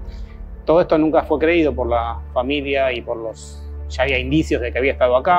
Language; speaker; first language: Spanish; native; Spanish